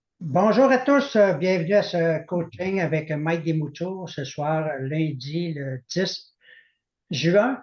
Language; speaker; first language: French; native; French